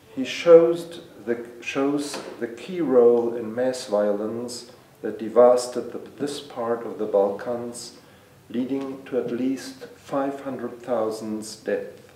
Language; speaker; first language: English; non-native, fluent; German